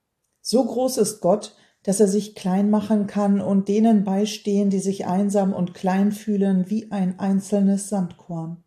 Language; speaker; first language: German; native; German